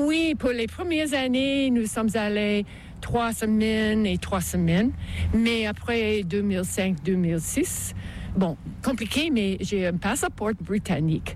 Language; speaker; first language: French; non-native, local second language; English